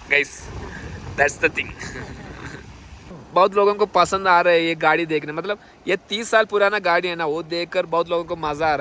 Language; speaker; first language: Hindi; non-native, local second language; Malayalam